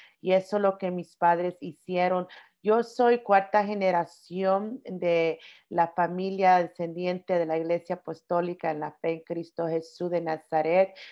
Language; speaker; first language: Spanish; early bilingual, heritage; Spanish